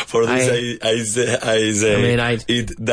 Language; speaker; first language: English; non-native, learner; Spanish